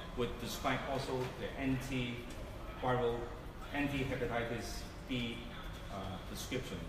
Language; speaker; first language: English; non-native, local second language; Cantonese